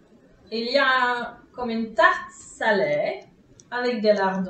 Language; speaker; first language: French; non-native, fluent; Czech